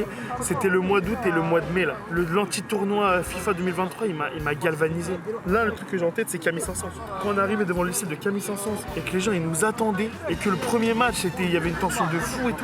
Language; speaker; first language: French; native; French